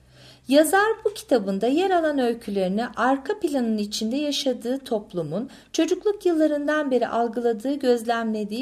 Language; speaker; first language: Turkish; native; Turkish